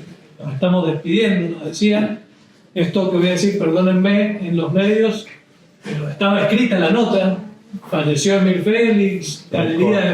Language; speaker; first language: Spanish; native; Spanish